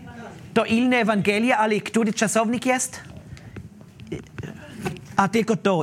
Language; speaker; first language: Polish; non-native, learner; German